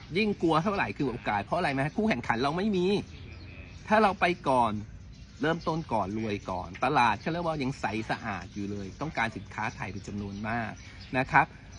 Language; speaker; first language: Thai; native; Thai